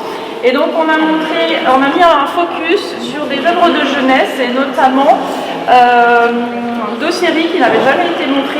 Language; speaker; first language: French; native; French